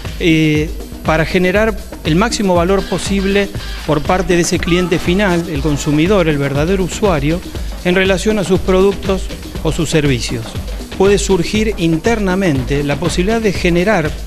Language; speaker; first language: Spanish; native; Spanish